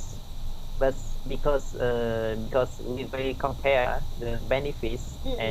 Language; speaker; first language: English; non-native, learner; Vietnamese